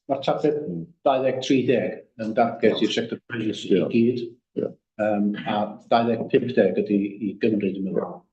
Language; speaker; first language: Welsh; native; Welsh